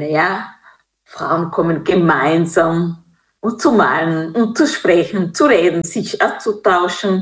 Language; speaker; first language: German; non-native, fluent; Kinyarwanda